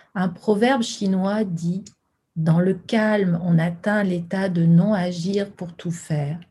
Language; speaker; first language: French; native; French